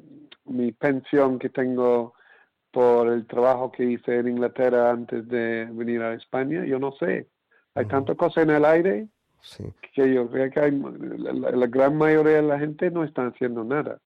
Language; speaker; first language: Spanish; non-native, fluent; English